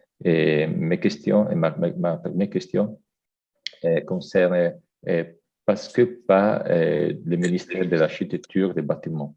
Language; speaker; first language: French; non-native, fluent; Italian